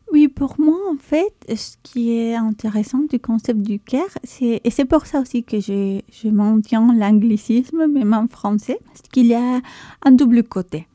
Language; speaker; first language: French; non-native, fluent; Spanish